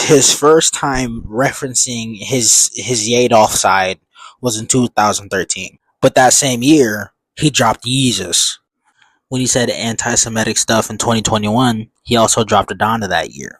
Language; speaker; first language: English; native; English